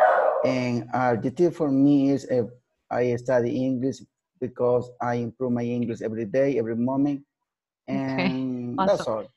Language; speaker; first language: English; non-native, learner; Spanish